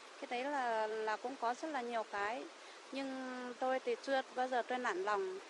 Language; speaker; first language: Vietnamese; non-native, local second language; Iu Mien